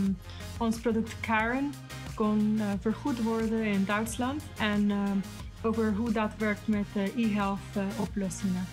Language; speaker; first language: Dutch; non-native, fluent; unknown